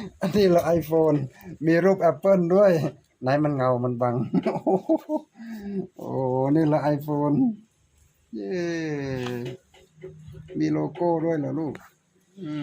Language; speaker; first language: Thai; native; Thai